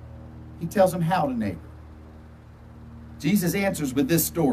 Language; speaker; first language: English; native; English